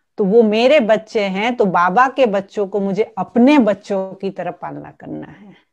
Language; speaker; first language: Hindi; non-native, local second language; Gujarati